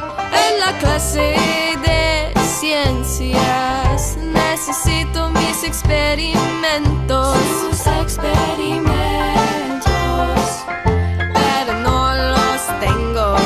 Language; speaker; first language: Spanish; non-native, learner; English